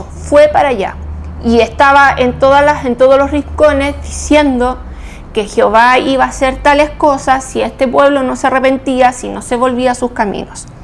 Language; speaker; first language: Spanish; native; Spanish